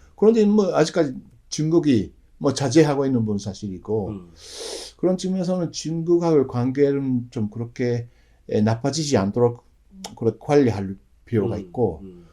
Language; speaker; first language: Korean; non-native, fluent; Japanese